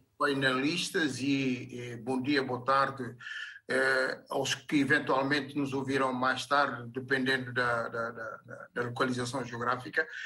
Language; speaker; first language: Portuguese; non-native, local second language; Upper Guinea Crioulo